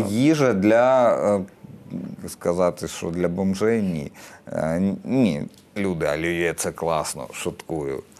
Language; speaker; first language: Ukrainian; non-native, local second language; Russian